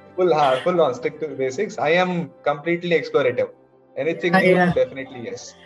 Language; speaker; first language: English; non-native, local second language; Kannada